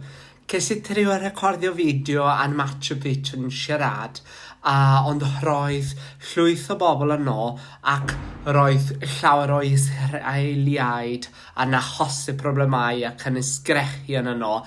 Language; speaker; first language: Welsh; non-native, learner; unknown